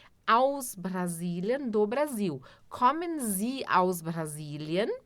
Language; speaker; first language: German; non-native, fluent; Portuguese